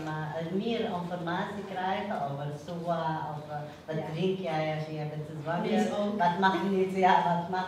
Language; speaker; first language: Dutch; non-native, learner; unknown